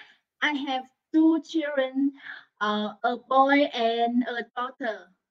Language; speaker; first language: English; non-native, learner; Vietnamese